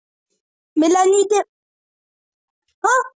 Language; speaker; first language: French; native; French